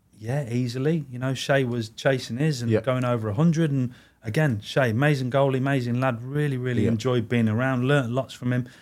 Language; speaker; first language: English; native; English